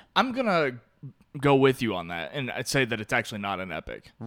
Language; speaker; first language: English; native; English